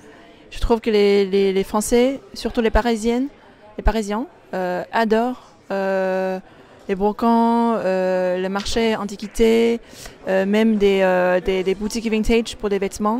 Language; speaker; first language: French; non-native, fluent; Chinese